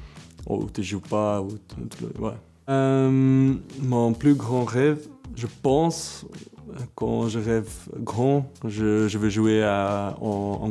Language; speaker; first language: French; non-native, local second language; Dutch